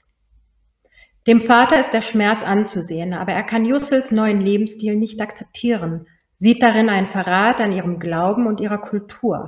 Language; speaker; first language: German; early bilingual, other home language; Persian